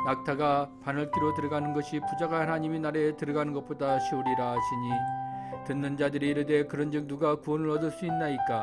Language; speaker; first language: Korean; native; Korean